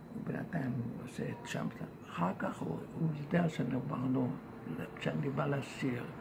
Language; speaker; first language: Hebrew; non-native, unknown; Yiddish